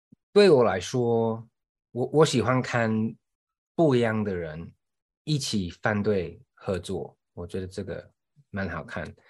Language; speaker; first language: Chinese; non-native, fluent; English